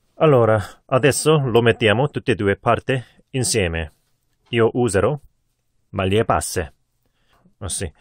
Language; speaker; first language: Italian; non-native, learner; Korean